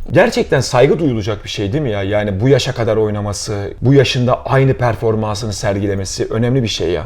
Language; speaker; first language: Turkish; native; Turkish